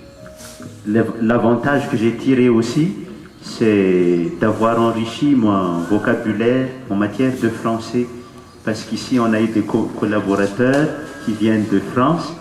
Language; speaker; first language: French; non-native, local second language; Malagasy